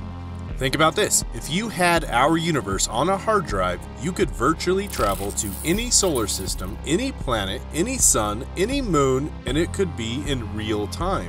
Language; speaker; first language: English; native; English